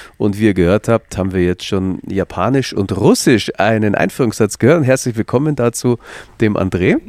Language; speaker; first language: German; native; German